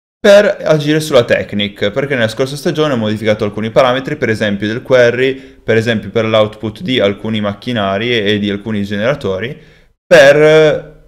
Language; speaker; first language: Italian; native; Italian